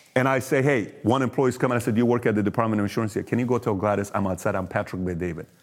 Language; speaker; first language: English; early bilingual, other home language; Persian